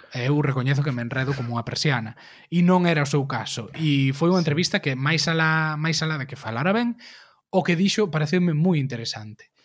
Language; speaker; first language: Galician; native; Galician